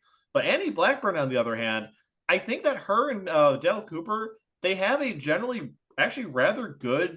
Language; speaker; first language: English; native; English